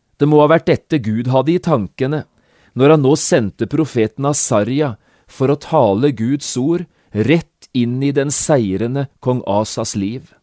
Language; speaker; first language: Norwegian; native; Norwegian